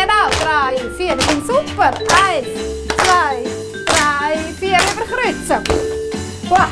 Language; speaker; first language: German; native; German